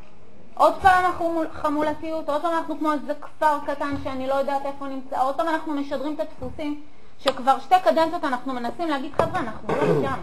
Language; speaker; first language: Hebrew; native; Hebrew